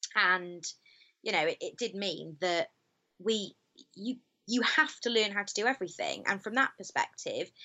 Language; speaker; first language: English; native; English